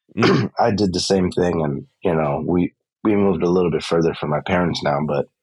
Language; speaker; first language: English; native; English